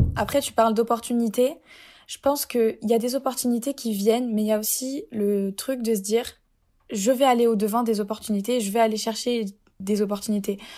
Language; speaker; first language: French; native; French